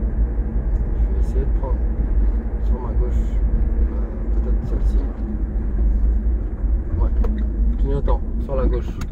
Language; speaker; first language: French; native; French